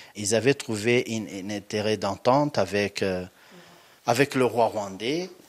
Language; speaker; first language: French; non-native, local second language; Kinyarwanda